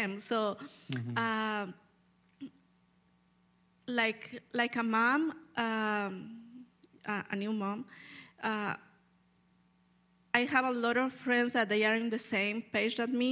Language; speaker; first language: English; non-native, learner; Spanish